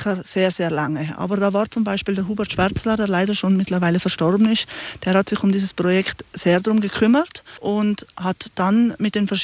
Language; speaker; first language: German; native; German